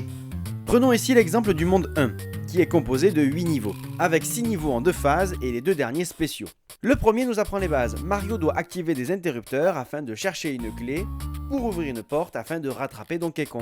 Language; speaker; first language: French; native; French